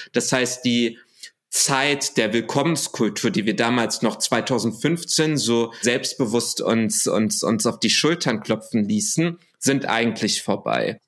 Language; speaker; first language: German; early bilingual, other home language; Arabic